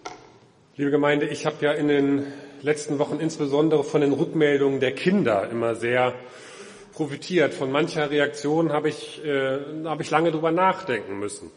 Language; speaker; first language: German; native; German